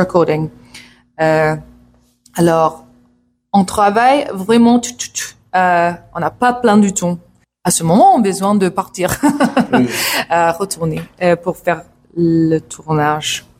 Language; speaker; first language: French; non-native, learner; English